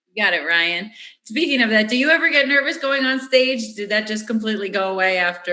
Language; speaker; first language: English; native; English